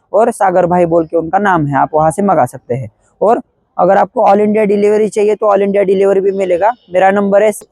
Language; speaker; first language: Hindi; non-native, local second language; Marathi